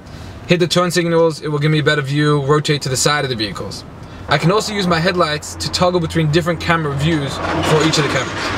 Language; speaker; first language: English; native; English